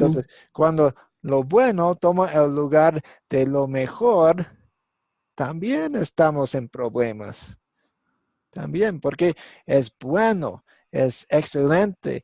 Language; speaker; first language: Spanish; non-native, fluent; English